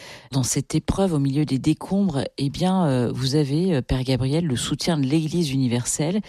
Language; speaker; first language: French; native; French